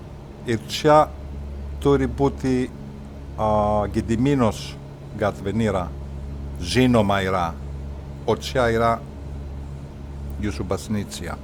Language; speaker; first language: Lithuanian; non-native, learner; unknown